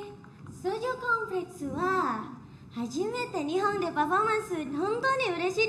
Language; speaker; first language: Japanese; non-native, learner; Indonesian